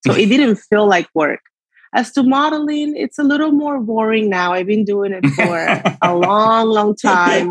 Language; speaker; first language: English; non-native, fluent; Spanish